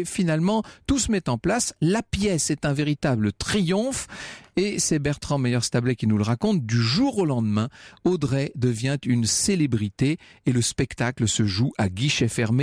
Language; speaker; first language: French; native; French